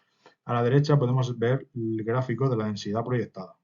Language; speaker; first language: Spanish; native; Spanish